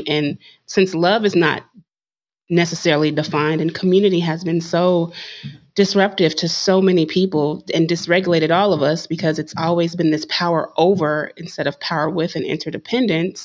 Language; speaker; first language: English; native; English